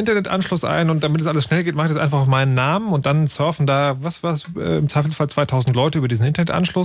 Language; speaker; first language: German; native; German